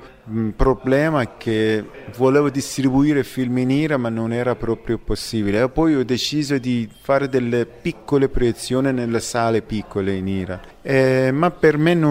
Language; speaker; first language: Italian; non-native, fluent; Persian